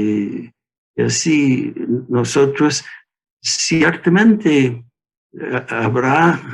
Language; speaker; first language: Spanish; non-native, learner; English